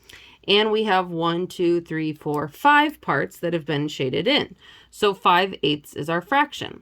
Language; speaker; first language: English; native; English